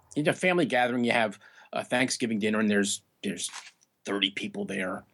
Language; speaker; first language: English; native; English